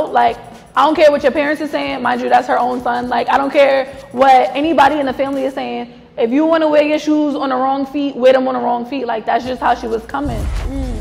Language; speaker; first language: English; native; English